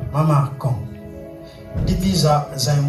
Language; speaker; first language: Dutch; non-native, fluent; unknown